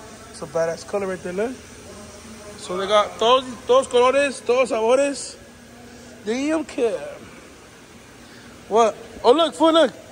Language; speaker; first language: English; early bilingual, other home language; Spanish